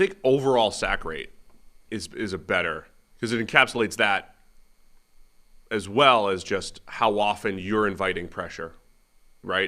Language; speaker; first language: English; native; English